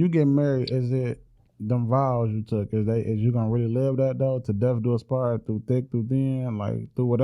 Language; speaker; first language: English; native; English